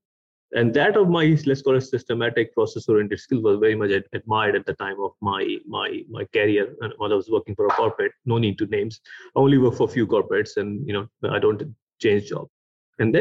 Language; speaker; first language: English; non-native, local second language; Urdu